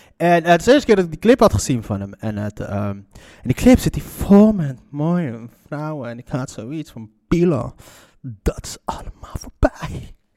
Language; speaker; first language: Dutch; early bilingual, other home language; Arabic